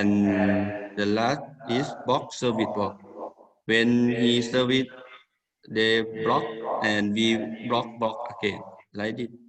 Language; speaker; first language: English; non-native, learner; Thai